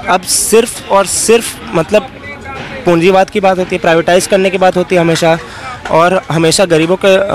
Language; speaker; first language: Hindi; native; Hindi